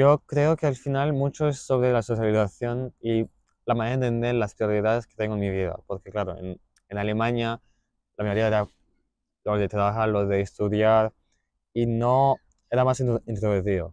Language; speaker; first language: Spanish; non-native, fluent; German